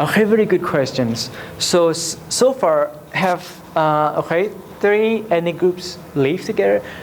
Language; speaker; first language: English; non-native, learner; Lao